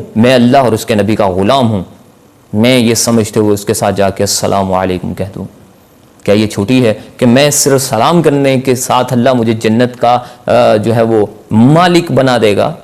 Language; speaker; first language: Urdu; non-native, local second language; Punjabi